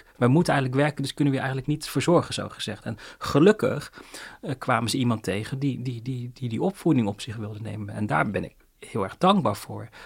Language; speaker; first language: Dutch; early bilingual, other home language; Cantonese